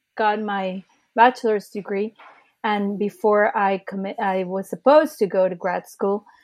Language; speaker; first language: English; early bilingual, other home language; Spanish